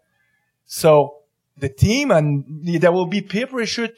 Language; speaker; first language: English; non-native, fluent; French